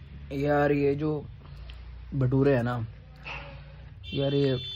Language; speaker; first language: Hindi; native; Hindi